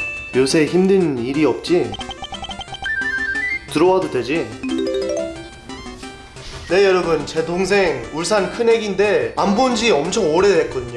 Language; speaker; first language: Korean; non-native, fluent; English